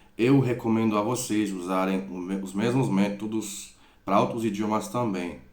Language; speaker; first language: Portuguese; non-native, fluent; Croatian